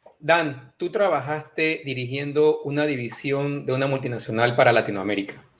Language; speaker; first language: Spanish; native; Spanish